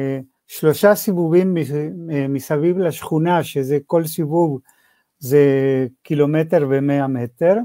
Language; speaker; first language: Hebrew; non-native, fluent; Spanish